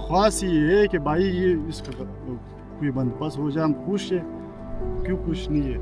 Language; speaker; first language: Hindi; non-native, local second language; Pashto